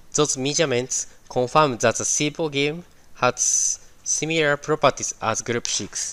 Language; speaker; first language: English; non-native, fluent; Japanese